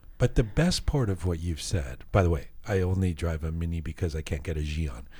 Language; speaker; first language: English; early bilingual, other home language; Persian